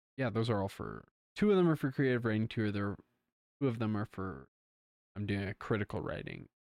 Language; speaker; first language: English; native; English